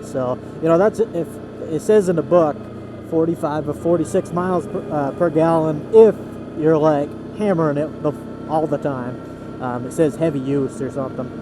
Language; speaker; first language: English; native; English